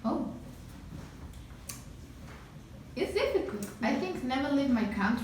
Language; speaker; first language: English; non-native, learner; Spanish